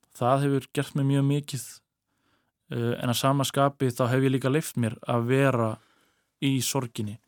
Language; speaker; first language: Icelandic; native; Icelandic